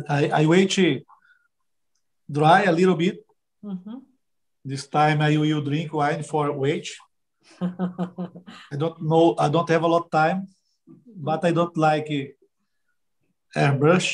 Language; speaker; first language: English; non-native, learner; Portuguese